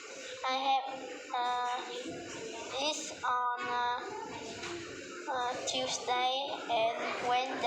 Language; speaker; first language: English; non-native, learner; Vietnamese